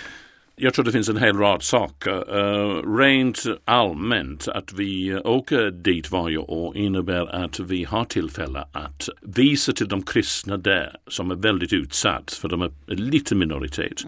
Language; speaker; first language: Swedish; non-native, fluent; English